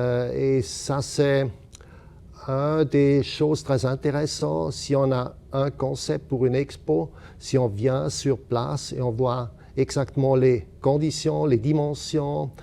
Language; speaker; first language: French; non-native, fluent; German